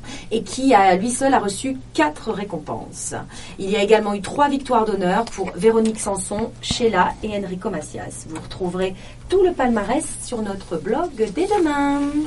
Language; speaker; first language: French; native; French